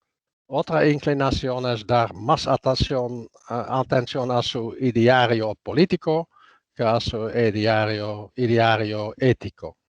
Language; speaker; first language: Spanish; non-native, fluent; Dutch